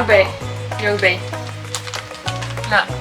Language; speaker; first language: Chinese; non-native, fluent; French